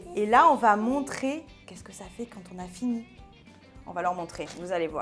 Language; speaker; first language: French; native; French